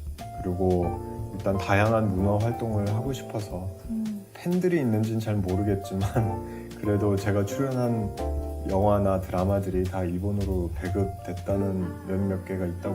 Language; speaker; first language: Korean; early bilingual, heritage; Korean